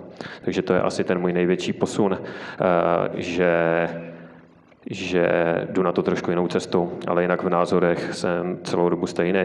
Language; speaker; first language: Czech; native; Czech